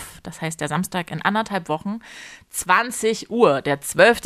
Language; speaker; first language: German; native; German